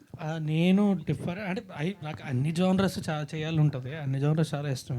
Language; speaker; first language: Telugu; native; Telugu